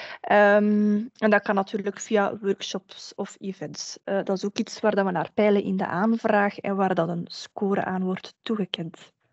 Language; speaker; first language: Dutch; native; Dutch